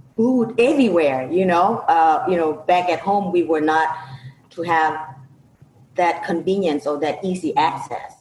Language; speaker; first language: English; non-native, fluent; Lao